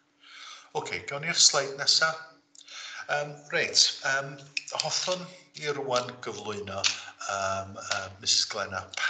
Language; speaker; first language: Welsh; native; Welsh